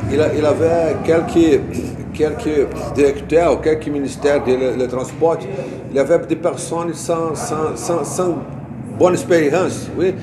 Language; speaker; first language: French; non-native, fluent; Portuguese